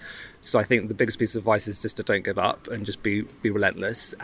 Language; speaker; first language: English; native; English